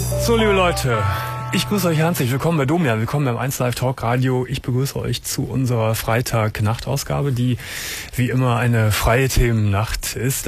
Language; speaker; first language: German; native; German